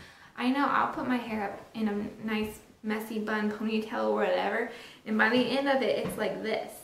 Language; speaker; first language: English; native; English